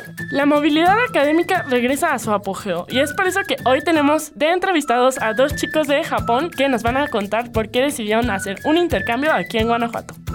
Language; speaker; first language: Spanish; native; Spanish